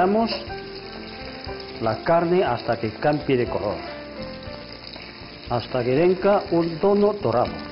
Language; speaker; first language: Spanish; non-native, fluent; Chinese